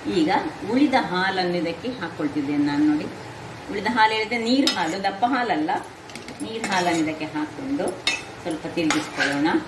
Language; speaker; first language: Kannada; non-native, local second language; Tulu